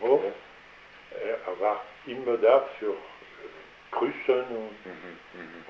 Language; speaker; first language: German; non-native, learner; French